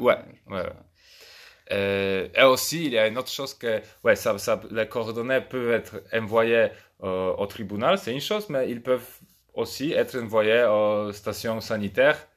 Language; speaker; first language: French; non-native, fluent; Polish